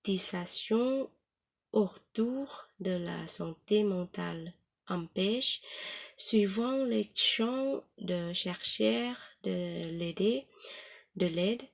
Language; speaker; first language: French; non-native, learner; Thai